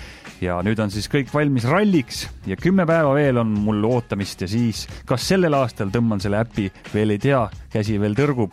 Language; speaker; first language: Estonian; native; Estonian